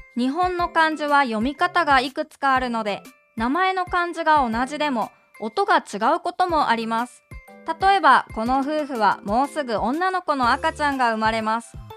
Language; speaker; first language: Japanese; native; Japanese